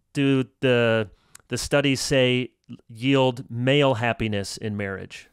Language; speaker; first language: English; native; English